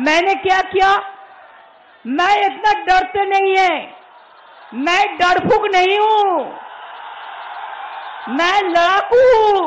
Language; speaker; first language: Hindi; non-native, local second language; Bangla